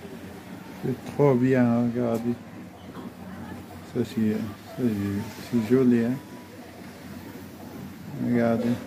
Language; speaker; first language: French; non-native, fluent; Arabic